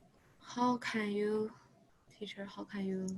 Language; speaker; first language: English; non-native, learner; Chinese